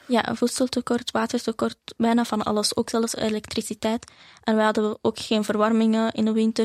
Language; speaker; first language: Dutch; early bilingual, other home language; Arabic